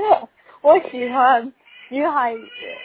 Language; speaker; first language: Chinese; non-native, learner; Korean